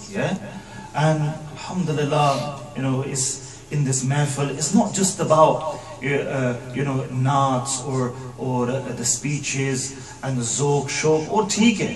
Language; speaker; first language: English; early bilingual, other home language; Punjabi